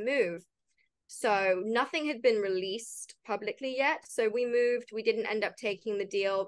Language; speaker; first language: English; native; English